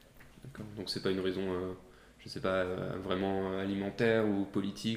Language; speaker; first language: French; native; French